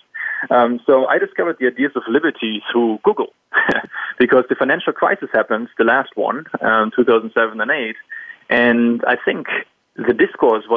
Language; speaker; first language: English; non-native, fluent; German